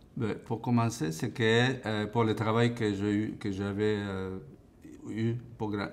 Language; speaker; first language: French; non-native, fluent; Spanish